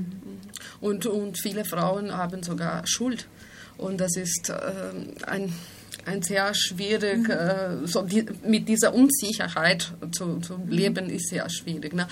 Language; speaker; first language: German; non-native, fluent; Spanish